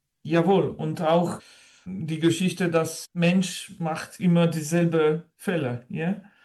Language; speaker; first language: German; non-native, learner; French